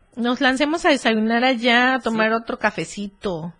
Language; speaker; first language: Spanish; native; Spanish